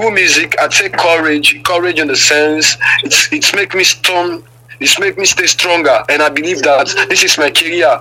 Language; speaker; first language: English; non-native, local second language; Krio